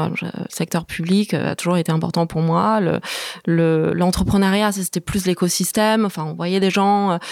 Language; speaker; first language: French; early bilingual, other home language; Chinese